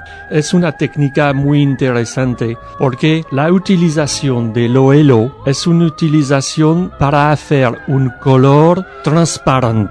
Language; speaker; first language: Spanish; non-native, learner; French